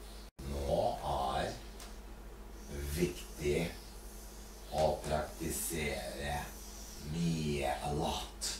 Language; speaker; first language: Norwegian; non-native, fluent; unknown